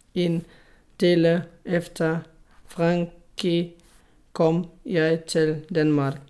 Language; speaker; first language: Danish; non-native, learner; Pashto